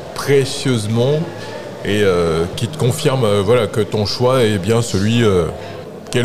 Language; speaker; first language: French; native; French